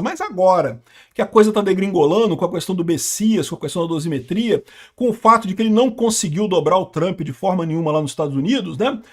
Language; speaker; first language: Portuguese; native; Portuguese